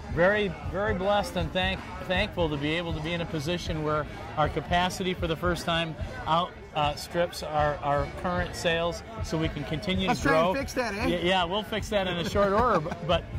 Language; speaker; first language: English; native; English